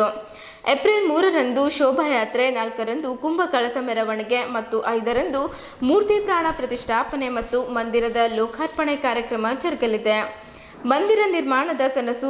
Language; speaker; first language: Kannada; native; Kannada